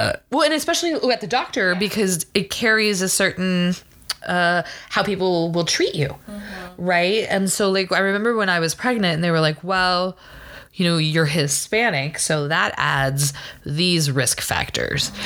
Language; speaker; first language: English; early bilingual, other home language; Spanish